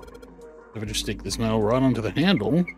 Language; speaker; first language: English; native; English